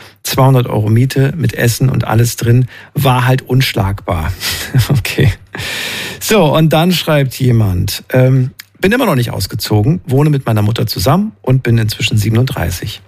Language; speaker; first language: German; native; German